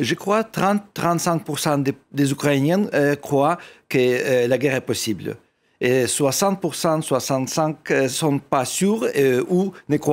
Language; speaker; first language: French; non-native, fluent; Russian